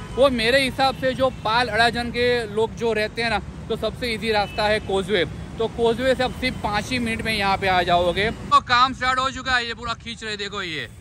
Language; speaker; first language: Hindi; non-native, local second language; Gujarati